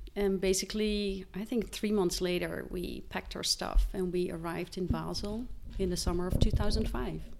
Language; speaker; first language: English; non-native, fluent; Dutch